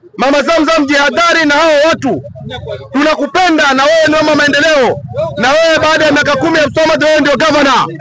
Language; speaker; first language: Swahili; non-native, local second language; Luyia